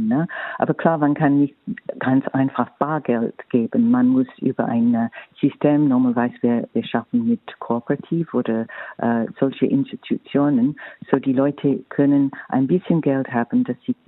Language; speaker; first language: German; non-native, fluent; English